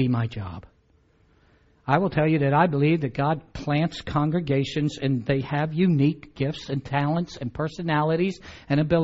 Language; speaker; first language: English; native; English